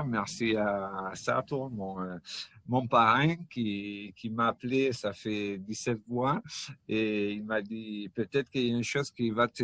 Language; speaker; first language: French; non-native, fluent; Italian